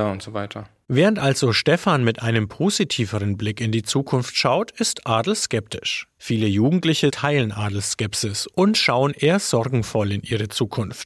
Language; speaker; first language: German; native; German